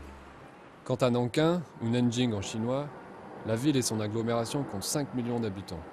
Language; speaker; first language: French; native; French